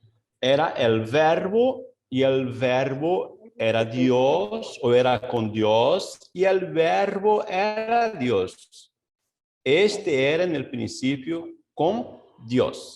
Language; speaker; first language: Spanish; non-native, fluent; Portuguese